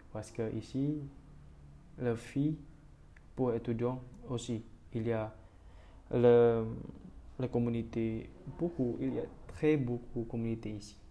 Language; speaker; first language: French; non-native, learner; Indonesian